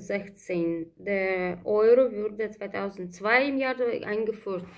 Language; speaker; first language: German; non-native, fluent; Russian